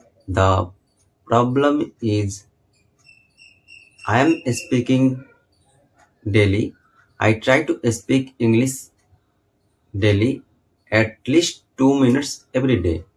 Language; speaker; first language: English; non-native, learner; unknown